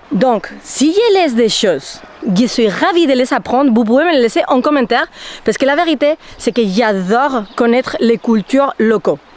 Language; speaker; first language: French; non-native, fluent; Spanish